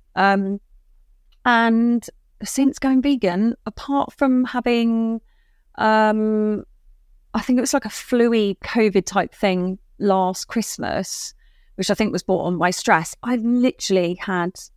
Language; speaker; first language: English; native; English